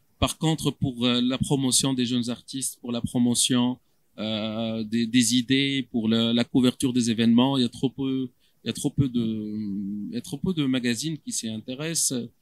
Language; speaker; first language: French; non-native, local second language; Arabic